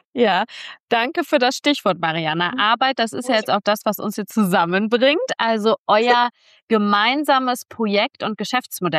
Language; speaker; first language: German; native; German